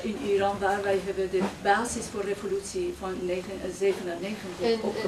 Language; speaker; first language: Dutch; non-native, fluent; Persian